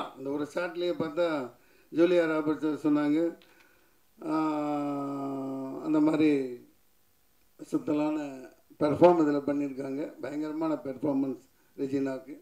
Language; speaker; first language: Tamil; native; Tamil